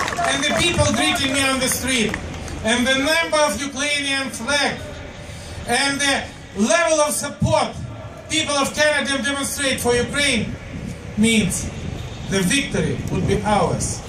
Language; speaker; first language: English; non-native, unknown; Ukrainian